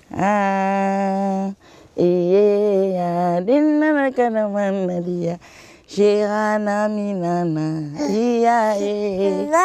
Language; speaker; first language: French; non-native, local second language; Fula